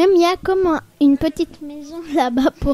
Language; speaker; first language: French; early bilingual, other home language; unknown